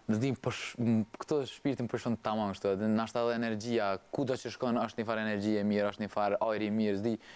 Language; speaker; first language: Albanian; early bilingual, heritage; Albanian